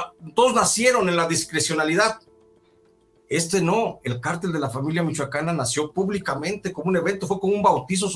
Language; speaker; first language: Spanish; native; Spanish